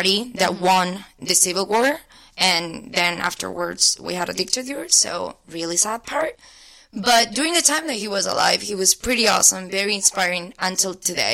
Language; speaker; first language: English; non-native, fluent; Spanish